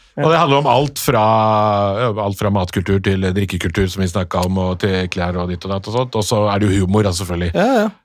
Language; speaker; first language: Norwegian; early bilingual, other home language; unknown